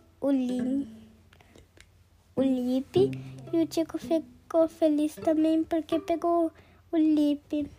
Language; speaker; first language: Portuguese; early bilingual, heritage; Portuguese